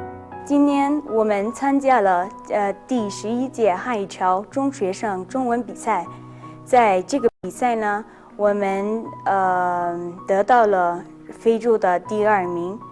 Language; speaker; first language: Chinese; non-native, learner; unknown